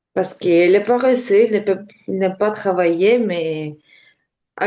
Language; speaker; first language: French; non-native, learner; Ukrainian